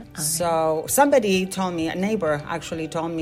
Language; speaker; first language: English; non-native, fluent; Spanish